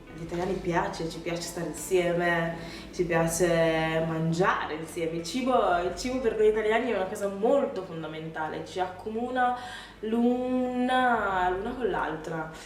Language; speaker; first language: Italian; early bilingual, other home language; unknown